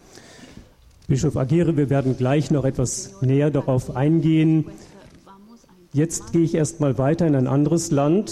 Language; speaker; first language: German; native; German